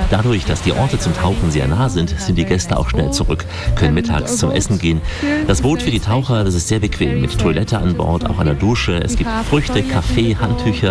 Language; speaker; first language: German; native; German